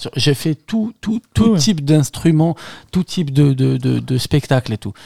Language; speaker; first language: French; non-native, local second language; Arabic